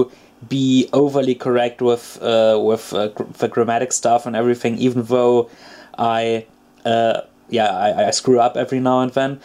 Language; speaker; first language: English; non-native, fluent; German